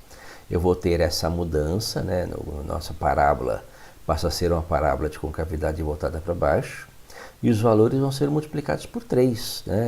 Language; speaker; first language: Portuguese; native; Portuguese